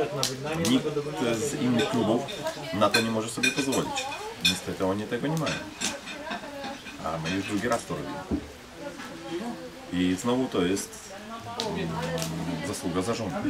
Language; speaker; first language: Polish; non-native, fluent; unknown